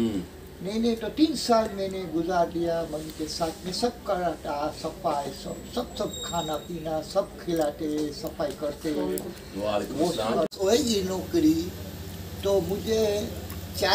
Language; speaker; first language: Hindi; early bilingual, heritage; Hindi